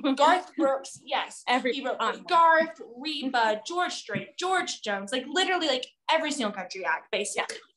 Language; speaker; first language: English; native; English